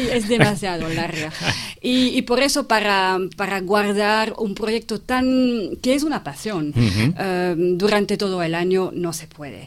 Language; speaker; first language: Spanish; non-native, fluent; French